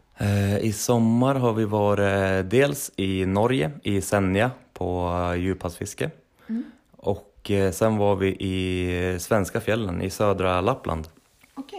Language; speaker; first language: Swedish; native; Swedish